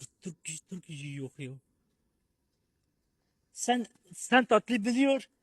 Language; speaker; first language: Turkish; non-native, learner; Arabic